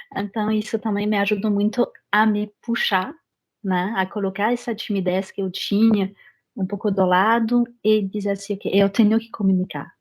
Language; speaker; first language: Portuguese; non-native, fluent; French